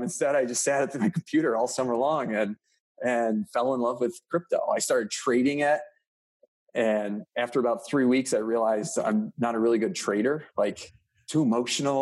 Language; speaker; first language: English; native; English